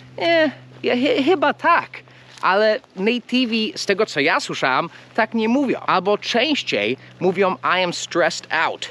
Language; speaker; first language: Polish; non-native, fluent; English